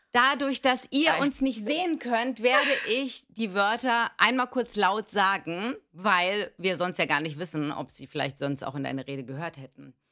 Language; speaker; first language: German; early bilingual, other home language; Greek